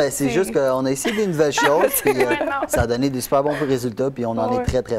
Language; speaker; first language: French; native; French